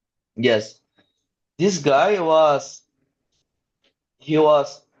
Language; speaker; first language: English; non-native, learner; Portuguese